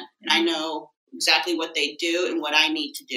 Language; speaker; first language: English; native; English